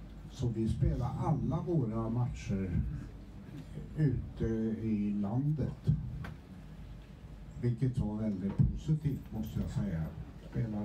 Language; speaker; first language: Swedish; native; Swedish